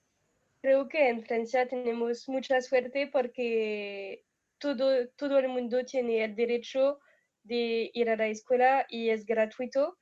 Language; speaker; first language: Spanish; non-native, fluent; French